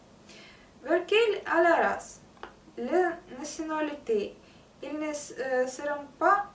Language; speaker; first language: French; non-native, learner; Russian